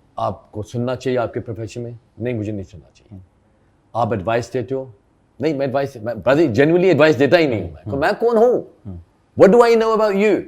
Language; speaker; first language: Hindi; early bilingual, heritage; Hindi